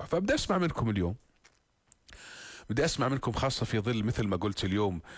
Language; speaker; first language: Arabic; native; Arabic